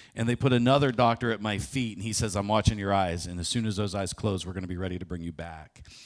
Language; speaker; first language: English; native; English